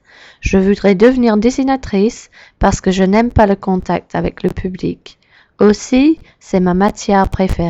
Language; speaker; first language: French; non-native, learner; English